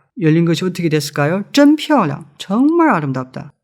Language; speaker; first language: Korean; non-native, fluent; Chinese